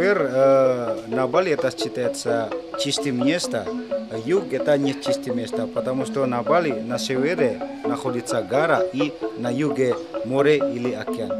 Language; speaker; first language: Russian; non-native, learner; Indonesian